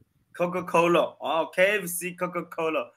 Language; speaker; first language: English; non-native, learner; Chinese